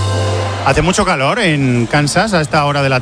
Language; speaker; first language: Spanish; native; Spanish